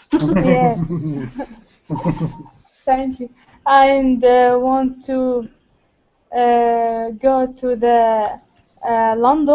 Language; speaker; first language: English; non-native, learner; Arabic